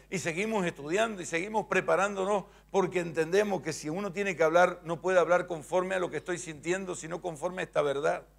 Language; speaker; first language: Spanish; native; Spanish